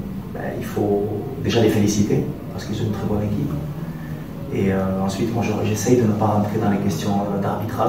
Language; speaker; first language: French; native; French